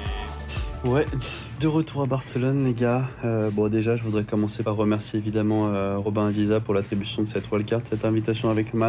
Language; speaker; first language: French; native; French